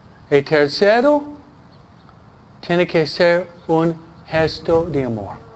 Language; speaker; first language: Spanish; non-native, fluent; English